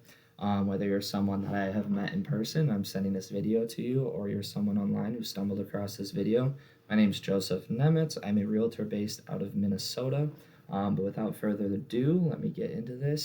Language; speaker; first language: English; native; English